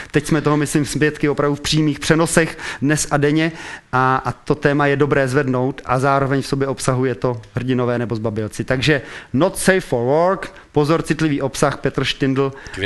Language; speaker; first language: Czech; native; Czech